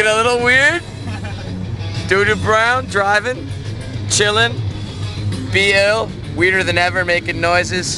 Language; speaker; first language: English; native; English